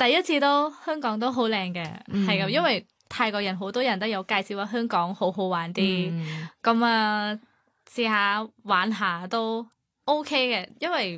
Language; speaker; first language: Cantonese; non-native, fluent; Thai